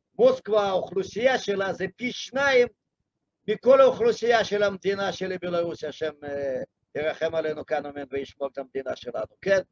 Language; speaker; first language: Hebrew; non-native, fluent; Russian